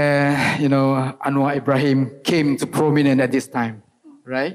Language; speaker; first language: English; non-native, local second language; Malay